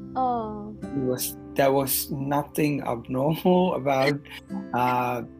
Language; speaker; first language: English; non-native, local second language; Tamil